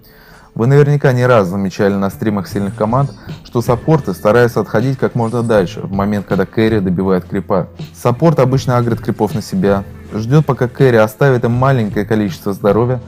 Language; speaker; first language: Russian; native; Russian